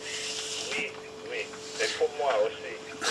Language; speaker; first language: French; non-native, fluent; English